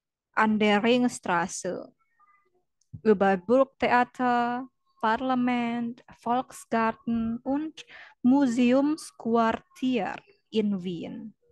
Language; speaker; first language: German; non-native, fluent; Indonesian